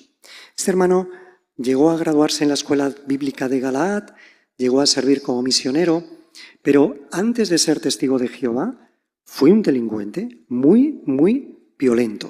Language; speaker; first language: Spanish; native; Spanish